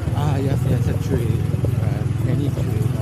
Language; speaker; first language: English; non-native, learner; Japanese